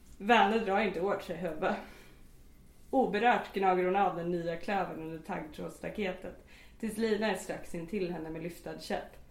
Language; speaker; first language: Swedish; native; Swedish